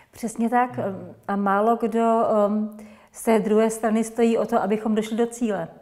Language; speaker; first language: Czech; native; Czech